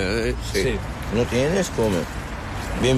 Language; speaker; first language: Spanish; non-native, learner; Arabic